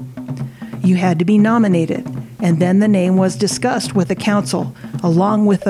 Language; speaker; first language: English; early bilingual, other home language; Samoan